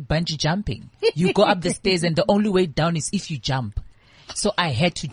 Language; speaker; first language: English; non-native, local second language; Northern Sotho